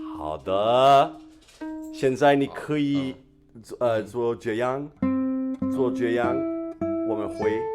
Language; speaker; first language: Chinese; non-native, fluent; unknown